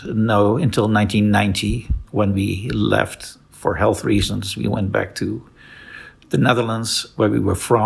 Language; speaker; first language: English; non-native, fluent; Dutch